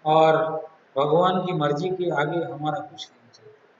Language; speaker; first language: Hindi; non-native, local second language; Gujarati